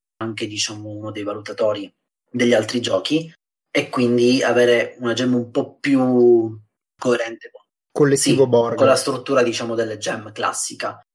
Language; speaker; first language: Italian; native; Italian